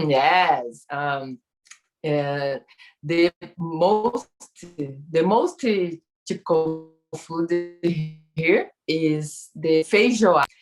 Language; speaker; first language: English; non-native, learner; Portuguese